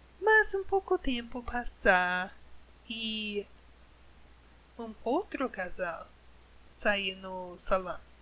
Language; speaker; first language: Portuguese; non-native, learner; English